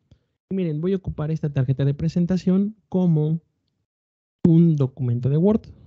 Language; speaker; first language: Spanish; native; Spanish